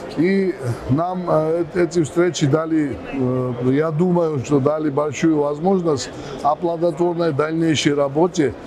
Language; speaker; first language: Russian; non-native, local second language; Georgian